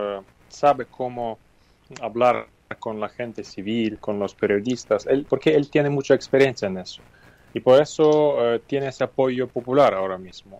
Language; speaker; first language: Spanish; non-native, fluent; Ukrainian